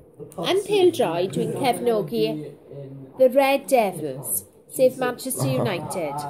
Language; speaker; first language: Welsh; non-native, local second language; English